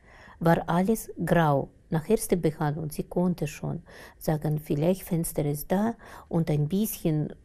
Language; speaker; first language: German; non-native, learner; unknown